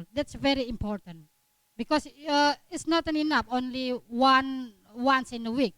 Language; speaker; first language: English; non-native, learner; Indonesian